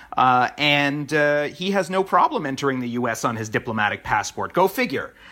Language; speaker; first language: English; native; English